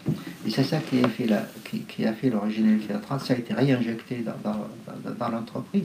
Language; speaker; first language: French; non-native, fluent; Arabic